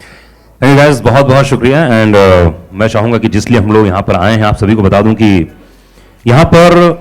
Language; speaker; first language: Hindi; native; Hindi